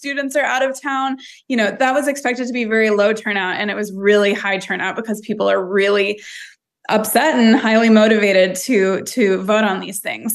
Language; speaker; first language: English; native; English